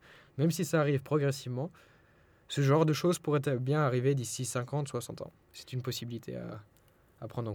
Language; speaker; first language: French; non-native, fluent; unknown